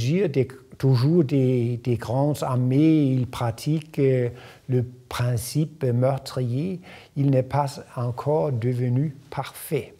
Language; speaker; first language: French; non-native, fluent; Danish